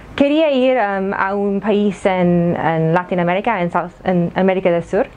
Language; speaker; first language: Spanish; non-native, fluent; English